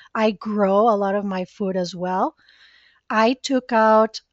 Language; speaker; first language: English; non-native, fluent; Spanish